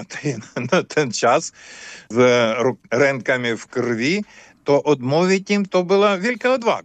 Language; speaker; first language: Ukrainian; early bilingual, heritage; Ukrainian